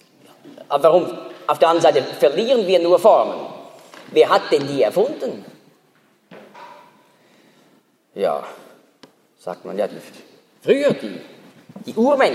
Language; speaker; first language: German; native; German